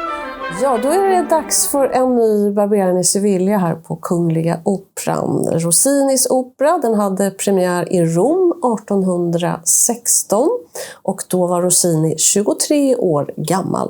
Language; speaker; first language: Swedish; native; Swedish